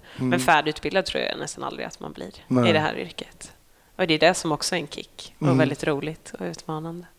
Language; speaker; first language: Swedish; native; Swedish